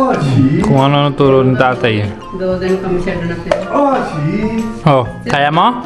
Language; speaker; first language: Filipino; non-native, learner; Hindi